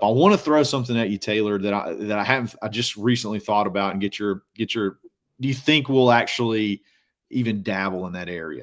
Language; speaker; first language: English; native; English